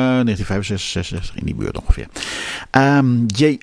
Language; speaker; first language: Dutch; native; Dutch